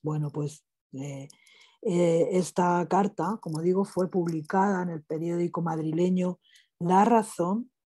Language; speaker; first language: Spanish; native; Spanish